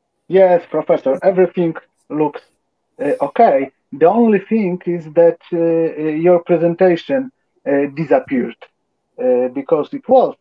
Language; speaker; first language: English; non-native, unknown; Polish